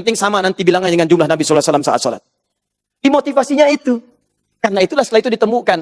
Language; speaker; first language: Indonesian; native; Indonesian